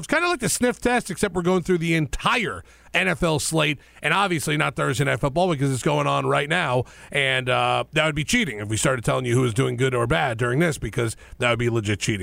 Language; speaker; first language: English; native; English